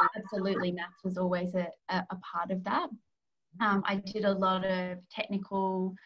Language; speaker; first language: English; native; English